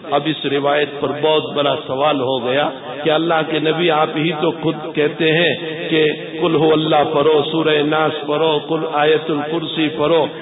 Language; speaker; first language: Urdu; non-native, local second language; Gujarati